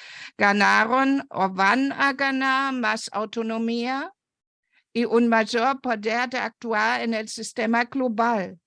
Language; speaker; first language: Spanish; non-native, fluent; German